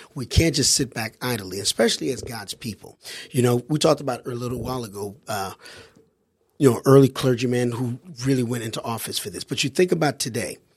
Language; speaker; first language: English; early bilingual, other home language; Haitian Creole